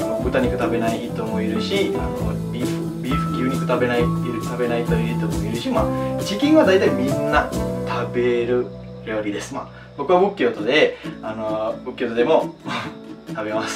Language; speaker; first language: Japanese; non-native, fluent; Sinhala